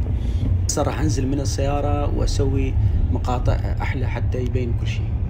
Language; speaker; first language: Arabic; native; Arabic